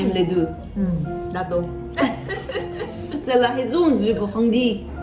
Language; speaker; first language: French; non-native, learner; Korean